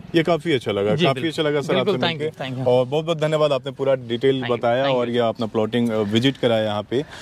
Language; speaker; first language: Hindi; native; Hindi